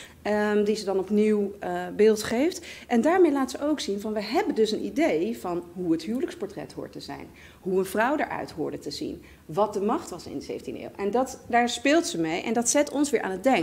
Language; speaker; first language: Dutch; native; Dutch